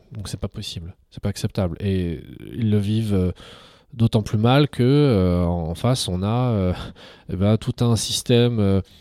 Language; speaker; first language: French; early bilingual, other home language; Arabic